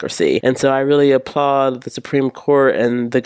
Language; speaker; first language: English; native; English